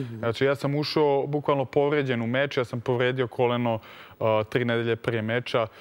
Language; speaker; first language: Serbian; early bilingual, heritage; Serbian